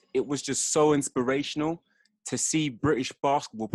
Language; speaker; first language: English; native; English